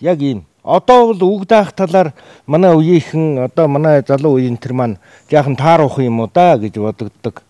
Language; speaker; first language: Mongolian; native; Mongolian